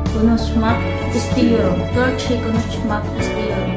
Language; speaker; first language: Turkish; non-native, learner; Filipino